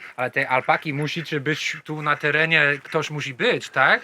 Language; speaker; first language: Polish; non-native, learner; English